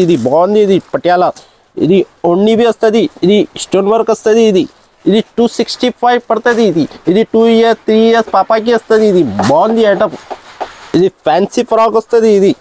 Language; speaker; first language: Telugu; non-native, local second language; Urdu